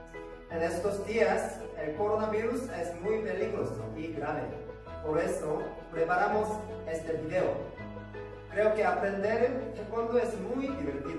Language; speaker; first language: Spanish; non-native, learner; Korean